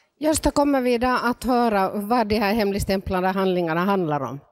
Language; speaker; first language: Swedish; native; Swedish